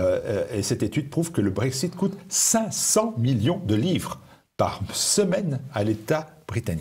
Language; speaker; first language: French; native; French